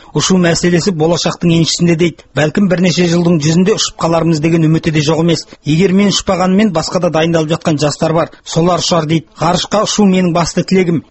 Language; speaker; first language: Kazakh; native; Kazakh